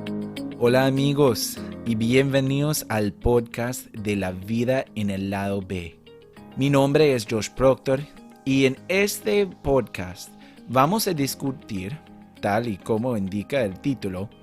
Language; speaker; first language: Spanish; non-native, fluent; English